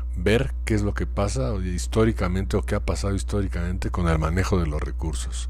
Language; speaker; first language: Spanish; native; Spanish